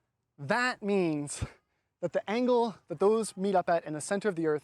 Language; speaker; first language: English; native; English